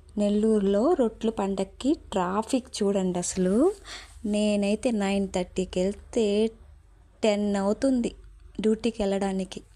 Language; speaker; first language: Telugu; non-native, local second language; Urdu